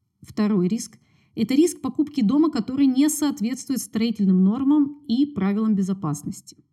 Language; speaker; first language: Russian; native; Russian